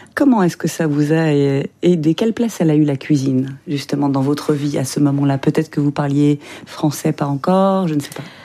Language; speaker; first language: French; native; French